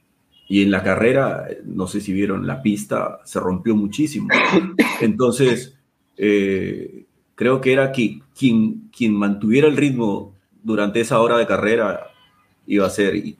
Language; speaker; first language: Spanish; native; Spanish